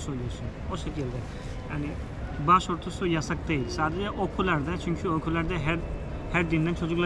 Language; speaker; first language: Turkish; non-native, fluent; Urdu